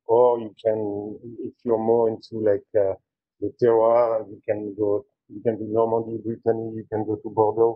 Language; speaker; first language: English; non-native, fluent; French